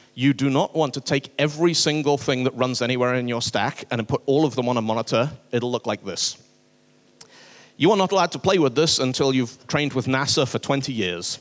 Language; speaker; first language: English; native; English